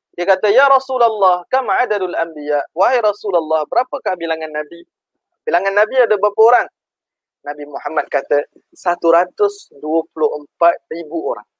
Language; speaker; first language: Malay; native; Malay